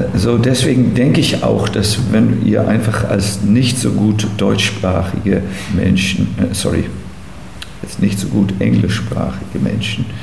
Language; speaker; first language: German; native; German